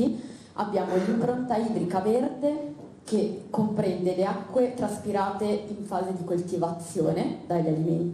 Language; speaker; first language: Italian; native; Italian